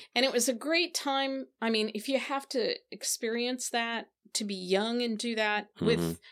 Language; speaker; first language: English; native; English